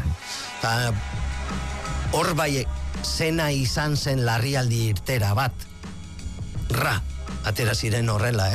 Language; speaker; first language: Basque; native; Basque